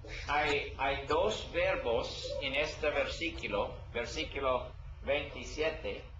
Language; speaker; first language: Spanish; non-native, learner; English